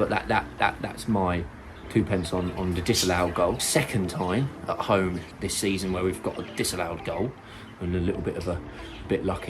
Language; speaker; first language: English; native; English